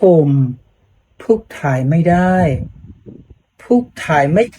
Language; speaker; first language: Thai; non-native, fluent; Burmese